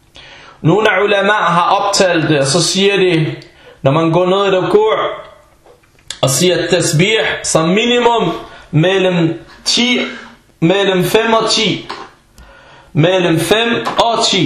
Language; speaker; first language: Danish; non-native, fluent; Arabic